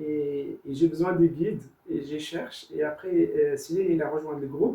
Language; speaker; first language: French; non-native, learner; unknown